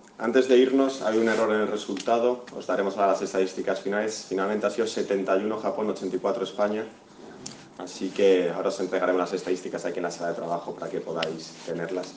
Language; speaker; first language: Spanish; native; Spanish